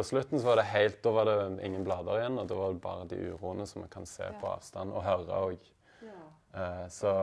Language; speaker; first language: Norwegian; native; Norwegian